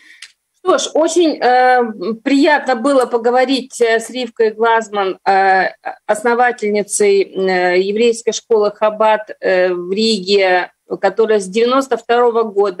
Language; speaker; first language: Russian; native; Russian